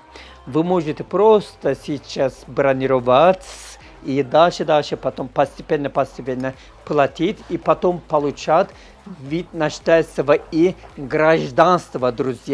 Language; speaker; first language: Russian; non-native, learner; Turkish